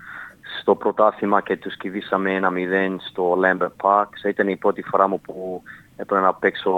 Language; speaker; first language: Greek; early bilingual, heritage; Greek